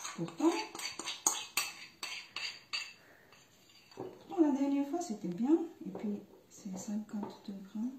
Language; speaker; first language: French; non-native, fluent; Japanese